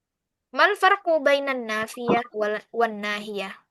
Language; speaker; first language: Arabic; non-native, fluent; Indonesian